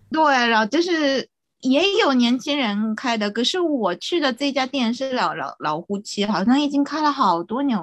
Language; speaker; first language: Chinese; non-native, fluent; Japanese